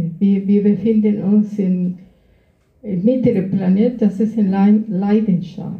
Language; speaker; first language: German; non-native, learner; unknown